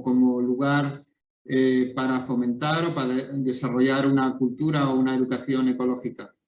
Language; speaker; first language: Spanish; native; Spanish